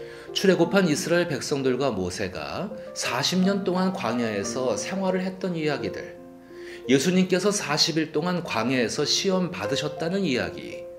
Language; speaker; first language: Korean; native; Korean